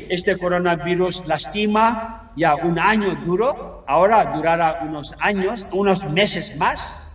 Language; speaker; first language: Spanish; non-native, learner; Tibetan